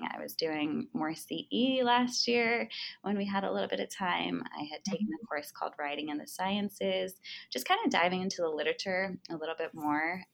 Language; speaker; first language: English; native; English